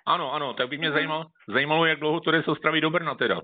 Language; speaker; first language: Czech; native; Czech